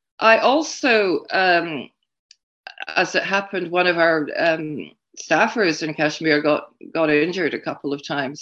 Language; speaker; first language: English; native; English